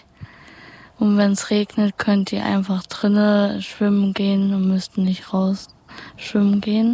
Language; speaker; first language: German; native; German